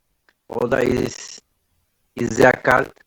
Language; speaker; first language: German; non-native, learner; Spanish